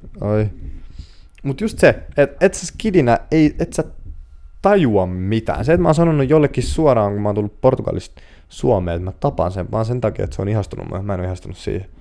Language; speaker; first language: Finnish; early bilingual, other home language; Portuguese